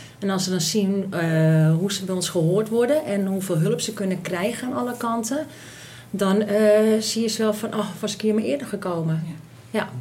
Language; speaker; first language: Dutch; native; Dutch